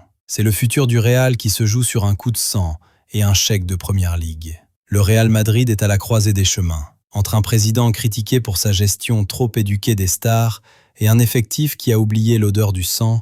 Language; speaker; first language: French; native; French